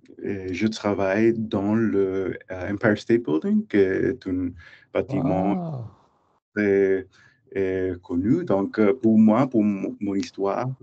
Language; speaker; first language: French; non-native, learner; English